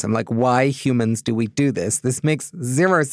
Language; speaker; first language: English; native; English